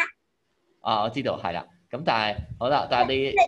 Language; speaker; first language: Cantonese; native; Cantonese